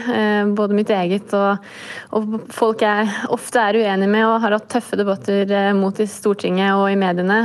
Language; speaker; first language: Norwegian; native; Norwegian